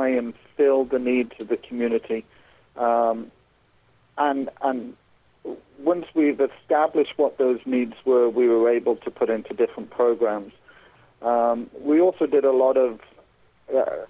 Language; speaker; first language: English; native; English